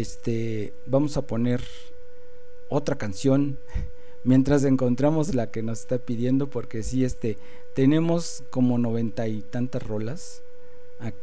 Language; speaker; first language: Spanish; native; Spanish